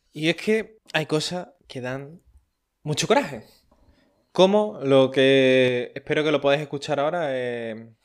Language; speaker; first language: Spanish; native; Spanish